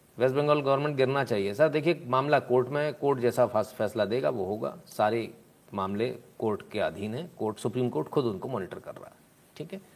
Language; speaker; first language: Hindi; native; Hindi